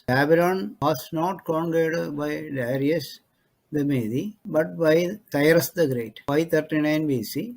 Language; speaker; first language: English; non-native, local second language; Malayalam